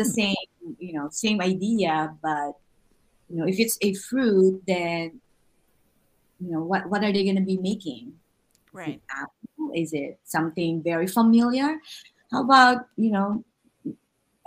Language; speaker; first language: English; non-native, local second language; Filipino